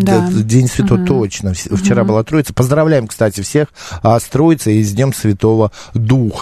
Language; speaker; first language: Russian; native; Russian